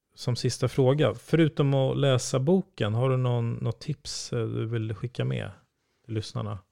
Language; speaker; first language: Swedish; native; Swedish